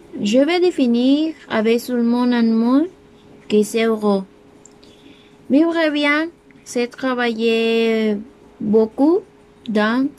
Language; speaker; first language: French; non-native, learner; Spanish